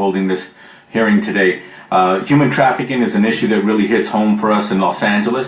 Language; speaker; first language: English; native; English